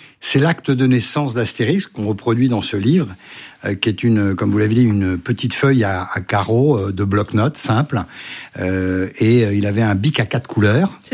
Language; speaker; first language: French; native; French